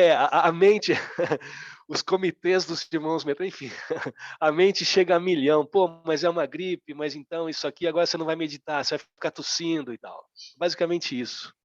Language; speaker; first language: Portuguese; native; Portuguese